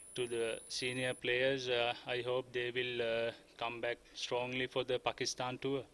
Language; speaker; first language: English; non-native, local second language; Sinhala